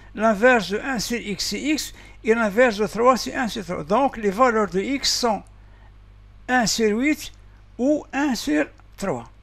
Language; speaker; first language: French; non-native, local second language; Arabic